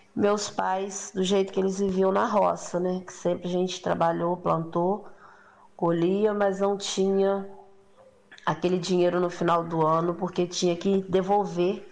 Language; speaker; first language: Portuguese; native; Portuguese